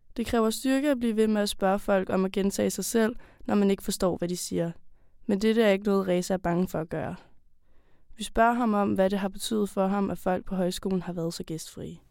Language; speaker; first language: Danish; native; Danish